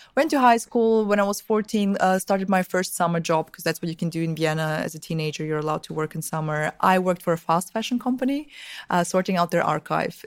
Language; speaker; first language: English; early bilingual, other home language; Russian